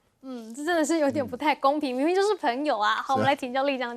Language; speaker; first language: Chinese; native; Chinese